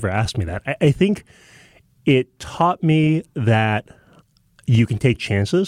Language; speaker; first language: English; early bilingual, other home language; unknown